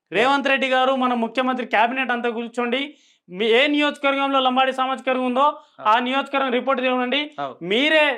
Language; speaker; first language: Telugu; non-native, local second language; Lambadi